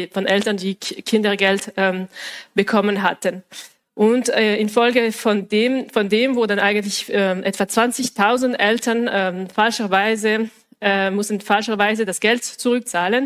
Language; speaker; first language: German; non-native, local second language; French